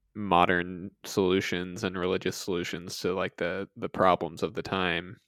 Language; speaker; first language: English; native; English